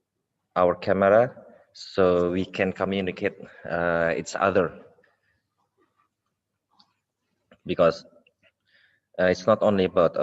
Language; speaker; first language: English; non-native, local second language; Indonesian